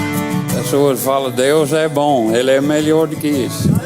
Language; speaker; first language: Portuguese; non-native, fluent; English